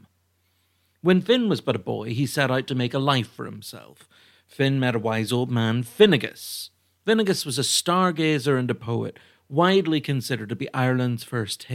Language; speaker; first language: English; native; English